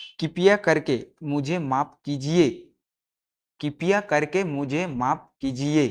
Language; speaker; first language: Hindi; non-native, local second language; Bangla